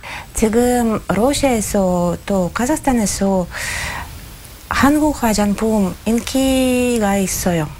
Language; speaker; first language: Korean; non-native, learner; Russian